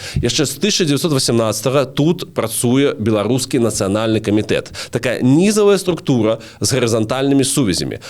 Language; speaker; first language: Belarusian; non-native, local second language; Russian